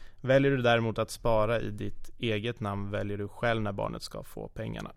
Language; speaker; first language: Swedish; native; Swedish